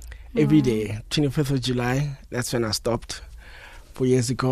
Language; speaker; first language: English; non-native, local second language; Northern Sotho